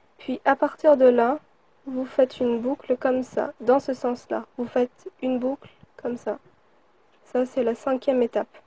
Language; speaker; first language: French; early bilingual, other home language; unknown